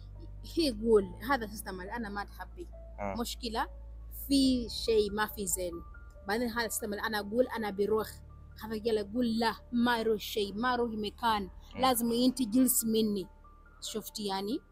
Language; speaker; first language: Arabic; non-native, learner; Ganda